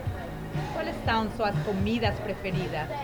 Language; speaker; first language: Portuguese; non-native, fluent; Spanish